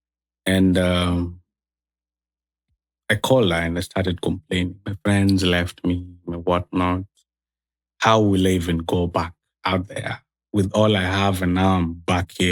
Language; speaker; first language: English; non-native, local second language; Swahili